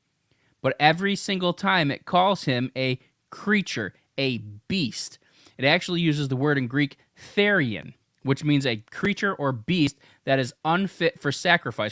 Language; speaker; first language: English; native; English